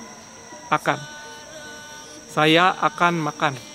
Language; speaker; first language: Indonesian; non-native, fluent; English